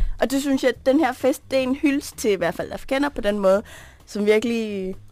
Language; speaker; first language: Danish; non-native, fluent; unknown